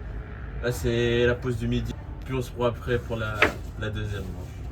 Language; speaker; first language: French; native; French